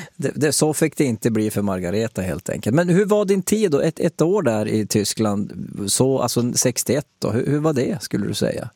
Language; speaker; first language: Swedish; native; Swedish